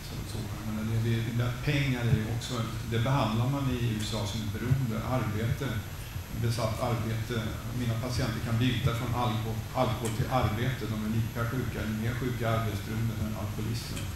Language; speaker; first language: Swedish; native; Swedish